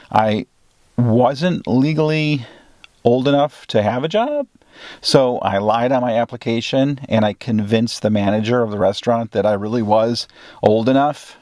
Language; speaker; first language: English; native; English